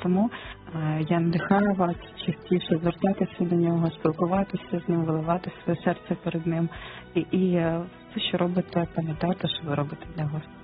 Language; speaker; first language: Ukrainian; non-native, local second language; Russian